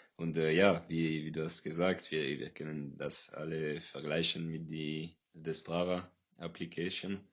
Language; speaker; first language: German; non-native, local second language; French